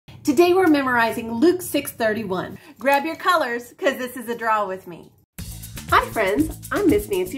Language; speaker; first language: English; native; English